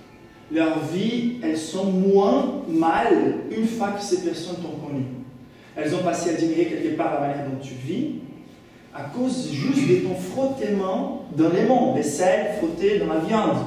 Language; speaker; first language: French; non-native, fluent; Portuguese